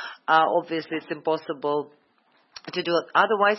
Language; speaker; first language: English; non-native, fluent; Ukrainian